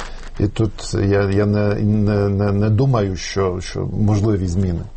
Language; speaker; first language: Ukrainian; non-native, fluent; Polish